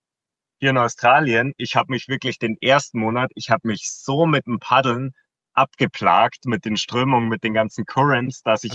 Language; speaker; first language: German; native; German